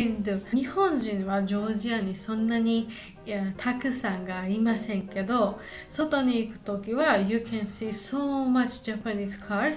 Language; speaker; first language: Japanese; non-native, learner; Georgian